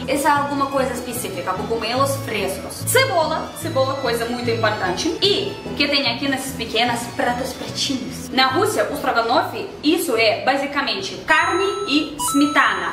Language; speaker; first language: Portuguese; non-native, fluent; Russian